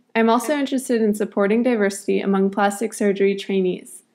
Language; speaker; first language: English; native; English